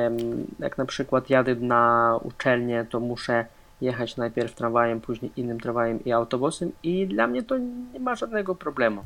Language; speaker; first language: Polish; non-native, fluent; Russian